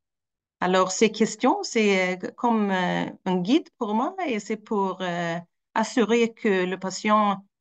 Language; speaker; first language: French; non-native, fluent; Swedish